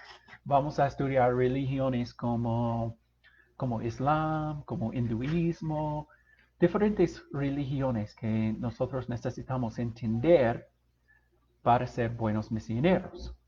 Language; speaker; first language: Spanish; non-native, fluent; English